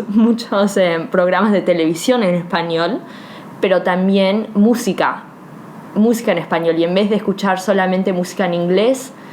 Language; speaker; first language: Spanish; early bilingual, heritage; Spanish